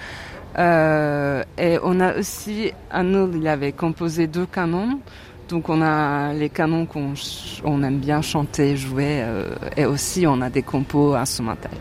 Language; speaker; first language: French; non-native, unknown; Turkish